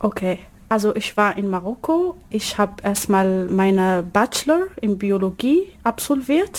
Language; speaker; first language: German; non-native, learner; Arabic